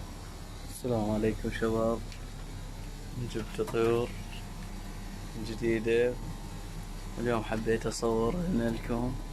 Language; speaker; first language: Arabic; native; Arabic